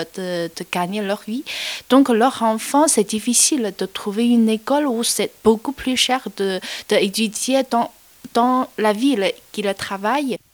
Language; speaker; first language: French; non-native, fluent; Chinese